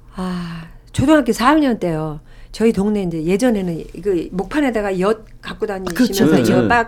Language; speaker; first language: Korean; native; Korean